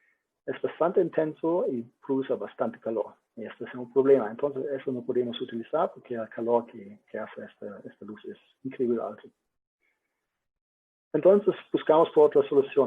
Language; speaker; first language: Spanish; non-native, learner; German